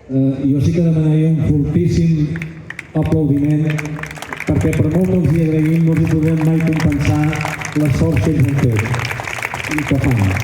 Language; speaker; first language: Catalan; native; Catalan